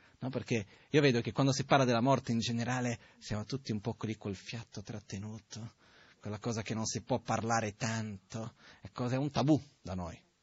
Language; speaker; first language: Italian; non-native, fluent; Portuguese